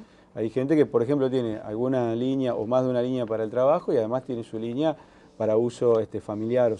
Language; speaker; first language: Spanish; native; Spanish